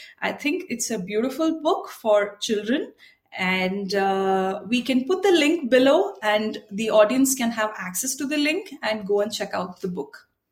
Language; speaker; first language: English; non-native, local second language; Tamil